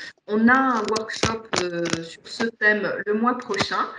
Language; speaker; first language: French; native; French